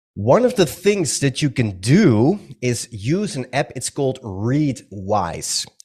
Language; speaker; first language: English; non-native, fluent; Dutch